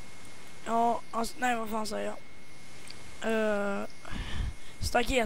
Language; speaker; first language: Swedish; native; Swedish